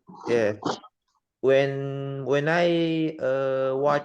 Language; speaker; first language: English; non-native, learner; Indonesian